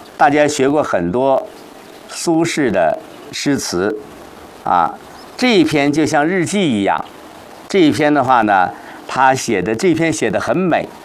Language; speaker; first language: Chinese; native; Chinese